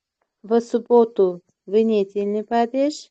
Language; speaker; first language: Russian; non-native, learner; Uzbek